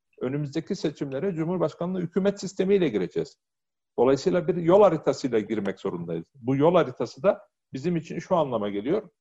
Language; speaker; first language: Turkish; early bilingual, heritage; Turkish